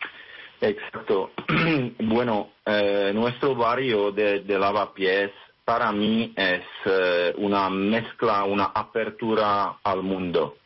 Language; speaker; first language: Spanish; non-native, fluent; Czech